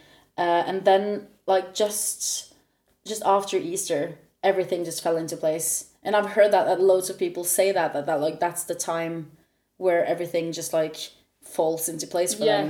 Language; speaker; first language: English; non-native, fluent; Norwegian